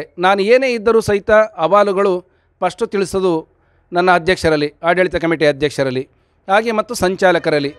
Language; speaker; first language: Kannada; native; Kannada